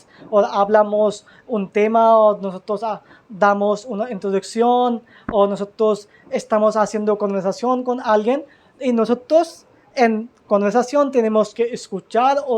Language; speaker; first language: Spanish; non-native, learner; Hindi